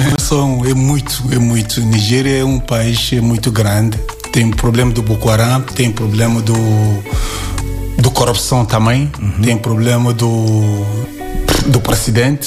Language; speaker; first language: Portuguese; non-native, learner; Yoruba